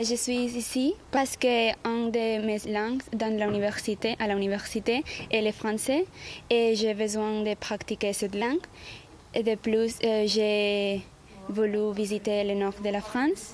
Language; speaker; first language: French; non-native, fluent; Spanish